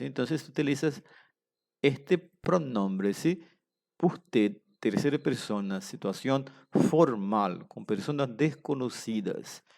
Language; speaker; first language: Spanish; non-native, fluent; Portuguese